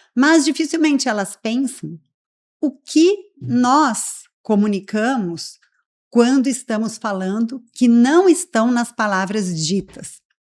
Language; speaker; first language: Portuguese; native; Portuguese